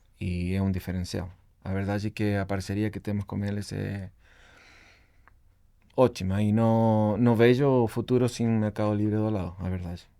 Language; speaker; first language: Portuguese; non-native, fluent; Spanish